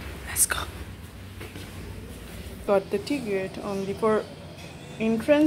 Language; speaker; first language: English; non-native, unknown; Korean